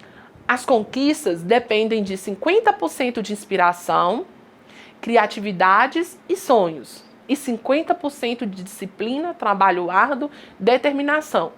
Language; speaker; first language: Portuguese; native; Portuguese